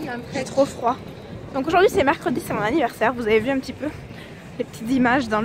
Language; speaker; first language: French; native; French